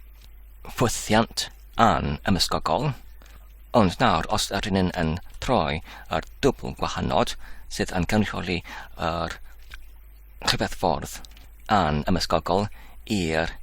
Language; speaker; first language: Welsh; non-native, fluent; English